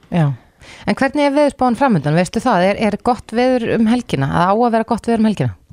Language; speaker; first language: Icelandic; native; Icelandic